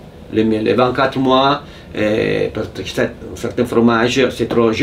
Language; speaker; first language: French; non-native, fluent; Italian